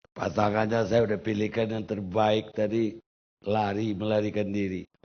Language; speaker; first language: Indonesian; native; Indonesian